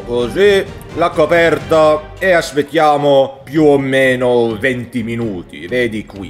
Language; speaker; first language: Italian; non-native, learner; Swedish